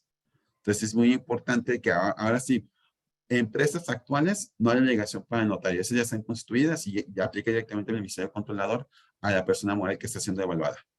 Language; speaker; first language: Spanish; native; Spanish